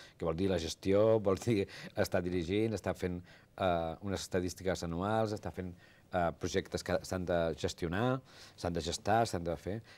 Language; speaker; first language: Catalan; native; Catalan